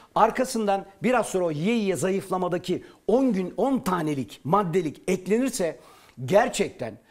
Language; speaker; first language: Turkish; native; Turkish